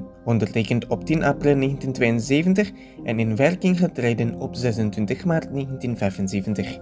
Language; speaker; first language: Dutch; non-native, fluent; Indonesian